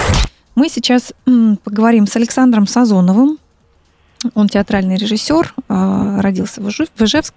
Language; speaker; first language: Russian; native; Russian